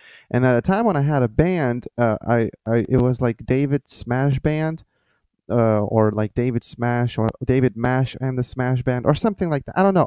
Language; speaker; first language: English; non-native, fluent; Lithuanian